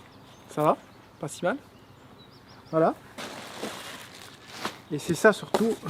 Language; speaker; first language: French; native; French